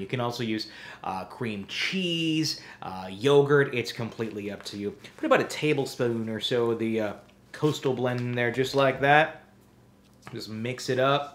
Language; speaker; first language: English; native; English